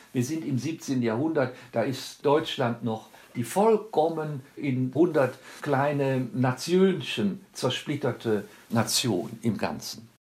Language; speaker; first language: German; native; German